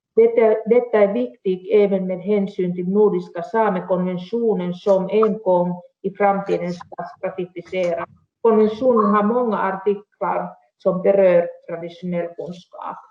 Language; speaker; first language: Swedish; non-native, local second language; Finnish